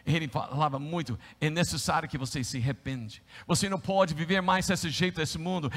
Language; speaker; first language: Portuguese; non-native, fluent; English